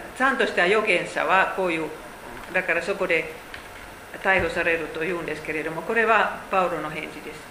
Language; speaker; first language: Japanese; non-native, fluent; Finnish